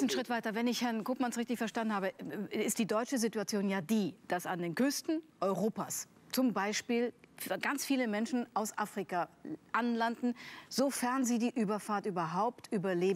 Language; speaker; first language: German; native; German